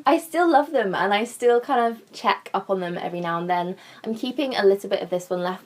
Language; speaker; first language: English; native; English